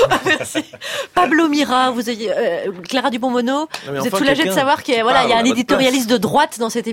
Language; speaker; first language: French; native; French